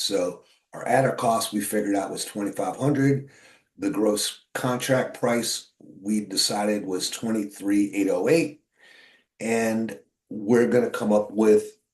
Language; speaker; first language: English; native; English